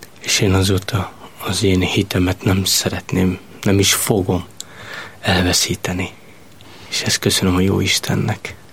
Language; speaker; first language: Hungarian; non-native, local second language; Romany